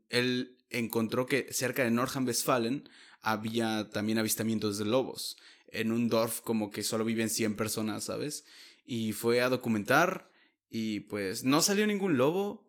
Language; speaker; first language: Spanish; native; Spanish